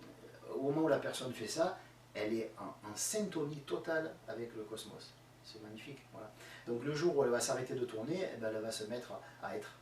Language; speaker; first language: French; native; French